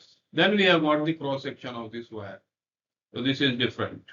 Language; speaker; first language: English; non-native, local second language; Hindi